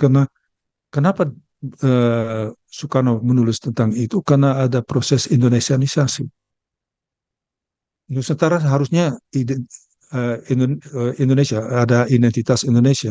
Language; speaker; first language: Indonesian; early bilingual, heritage; Dutch